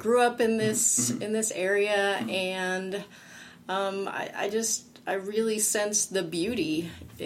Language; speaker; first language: English; native; English